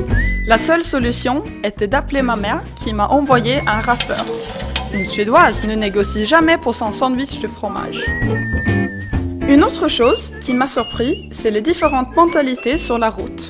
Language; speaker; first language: French; non-native, fluent; Swedish